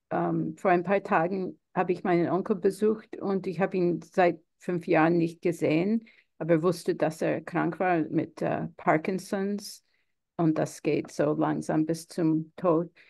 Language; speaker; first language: German; non-native, fluent; English